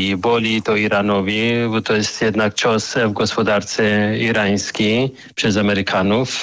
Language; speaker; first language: Polish; non-native, fluent; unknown